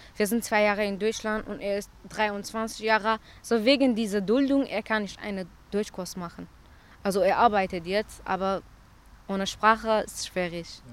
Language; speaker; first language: German; non-native, fluent; Arabic